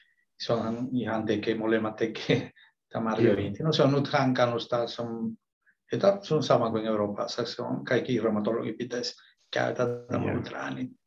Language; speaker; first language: Finnish; non-native, fluent; Spanish